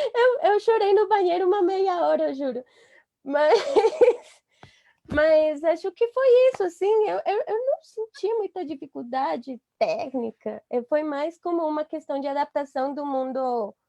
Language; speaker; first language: Portuguese; non-native, fluent; Spanish